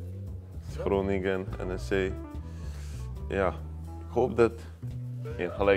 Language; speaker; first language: Dutch; non-native, learner; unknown